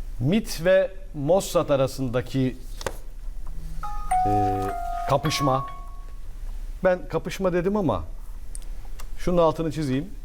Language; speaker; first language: Turkish; native; Turkish